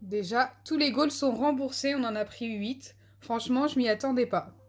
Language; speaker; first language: French; native; French